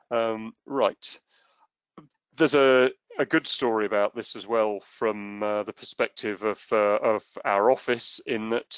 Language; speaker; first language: English; native; English